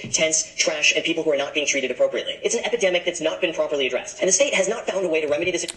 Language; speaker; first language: English; native; English